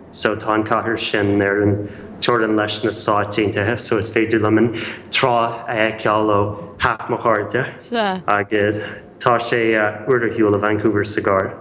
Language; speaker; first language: Irish; non-native, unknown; English